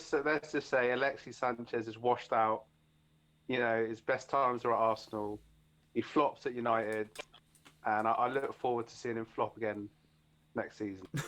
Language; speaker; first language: English; native; English